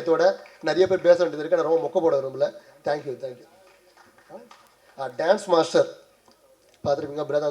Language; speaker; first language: Tamil; native; Tamil